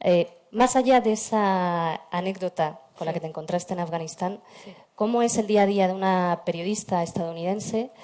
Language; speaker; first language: Spanish; native; Spanish